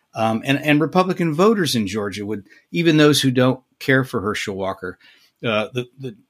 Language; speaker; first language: English; native; English